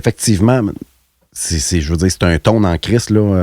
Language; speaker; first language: French; native; French